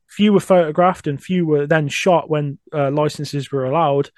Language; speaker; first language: English; native; English